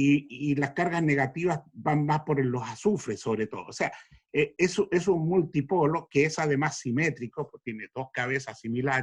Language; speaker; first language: Spanish; native; Spanish